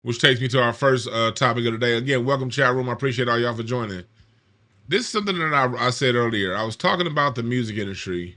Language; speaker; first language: English; native; English